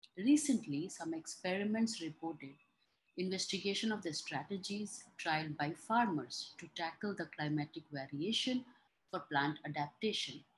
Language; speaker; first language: English; non-native, local second language; Hindi